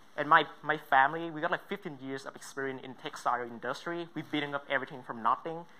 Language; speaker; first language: English; non-native, fluent; Vietnamese